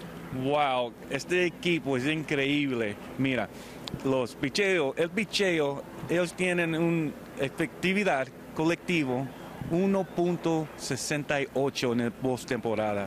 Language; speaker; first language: Spanish; early bilingual, heritage; Spanish